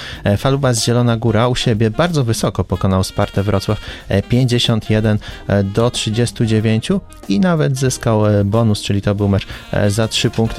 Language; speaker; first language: Polish; native; Polish